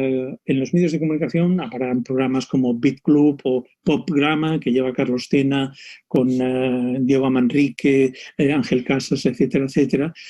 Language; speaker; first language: Spanish; native; Spanish